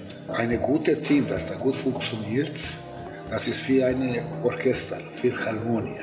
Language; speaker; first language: German; non-native, learner; Serbian